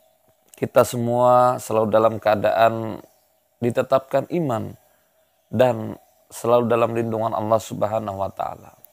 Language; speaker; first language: Indonesian; native; Indonesian